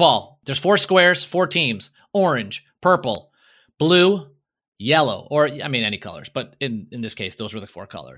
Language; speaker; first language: English; early bilingual, other home language; Polish